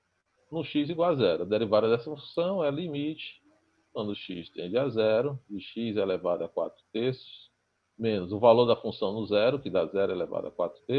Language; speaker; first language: Portuguese; native; Portuguese